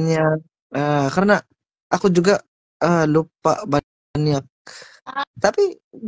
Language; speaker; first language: Indonesian; non-native, learner; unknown